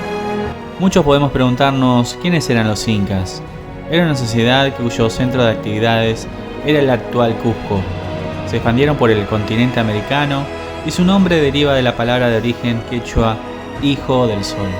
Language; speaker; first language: Spanish; native; Spanish